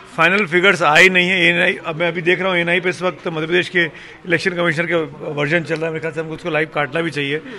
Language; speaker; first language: Hindi; native; Hindi